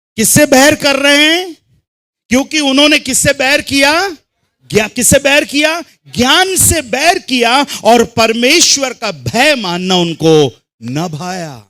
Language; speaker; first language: Hindi; non-native, local second language; Telugu